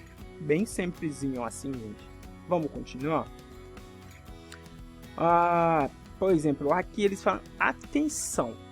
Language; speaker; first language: Portuguese; non-native, fluent; French